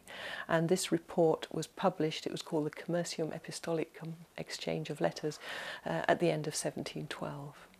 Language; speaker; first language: English; native; English